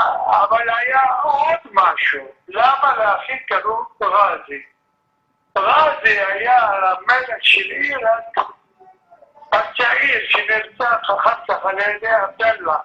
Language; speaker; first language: Hebrew; early bilingual, other home language; Arabic